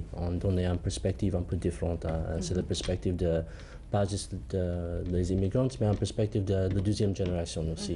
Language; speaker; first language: French; non-native, learner; English